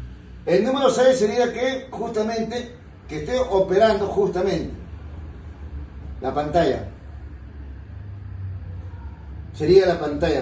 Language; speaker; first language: Spanish; native; Spanish